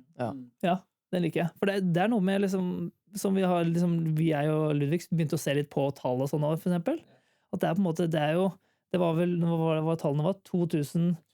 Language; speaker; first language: Norwegian; native; Norwegian